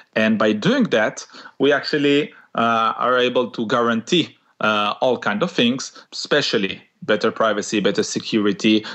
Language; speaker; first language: English; non-native, fluent; Hebrew